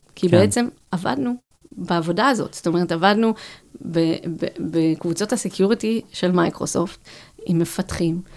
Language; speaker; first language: Hebrew; native; Hebrew